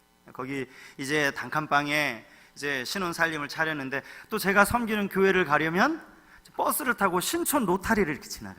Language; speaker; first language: Korean; native; Korean